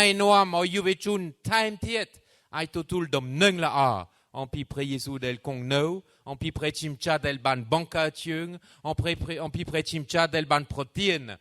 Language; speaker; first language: Khmer; non-native, fluent; French